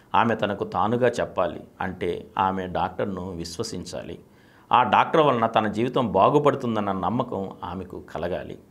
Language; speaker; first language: Telugu; native; Telugu